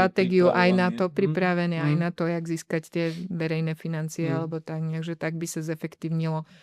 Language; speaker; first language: Slovak; native; Slovak